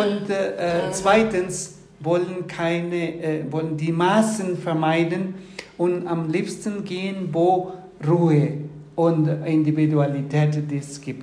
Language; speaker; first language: German; non-native, fluent; Spanish